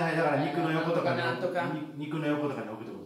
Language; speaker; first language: Japanese; native; Japanese